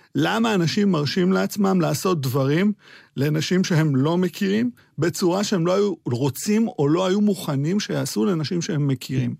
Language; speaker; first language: Hebrew; early bilingual, other home language; Arabic